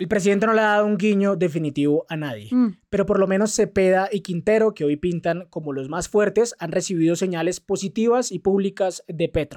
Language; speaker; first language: Spanish; native; Spanish